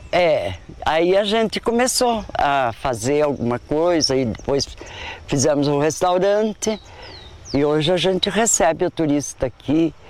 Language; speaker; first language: Portuguese; native; Portuguese